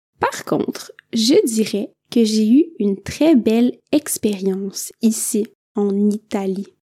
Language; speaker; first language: French; native; French